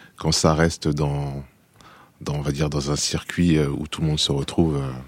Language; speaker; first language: French; native; French